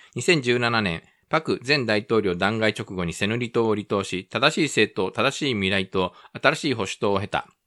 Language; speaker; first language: Japanese; native; Japanese